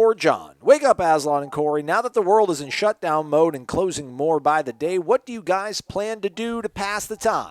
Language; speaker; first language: English; native; English